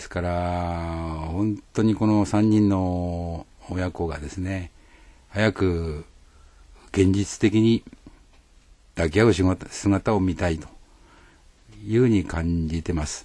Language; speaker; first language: Japanese; native; Japanese